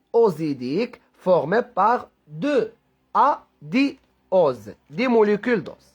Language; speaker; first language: French; non-native, local second language; Arabic